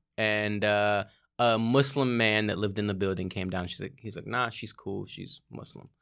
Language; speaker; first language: English; early bilingual, other home language; Russian